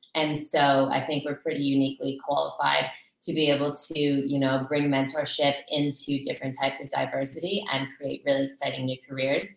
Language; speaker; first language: English; native; English